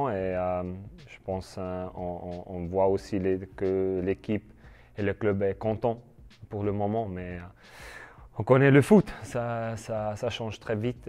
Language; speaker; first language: French; non-native, learner; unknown